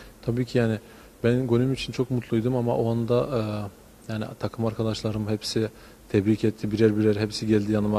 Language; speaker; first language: Turkish; early bilingual, heritage; Turkish